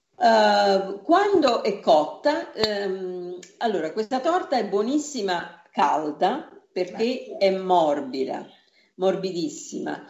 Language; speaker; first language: Italian; native; Italian